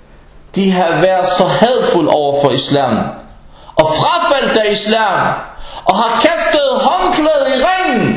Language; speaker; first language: Danish; non-native, local second language; Arabic